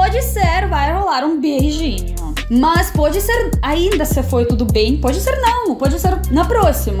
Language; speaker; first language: Portuguese; non-native, fluent; Russian